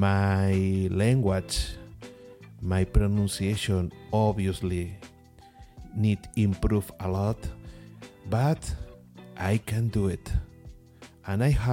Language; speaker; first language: English; non-native, learner; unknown